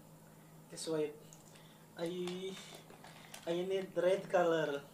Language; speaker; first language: English; non-native, learner; Indonesian